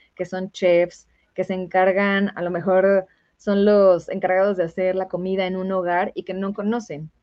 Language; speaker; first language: Spanish; native; Spanish